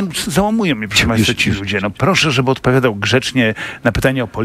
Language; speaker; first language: Polish; native; Polish